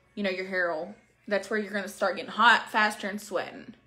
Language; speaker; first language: English; native; English